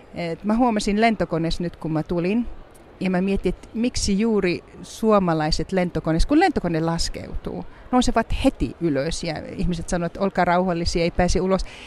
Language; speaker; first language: Finnish; non-native, fluent; Arabic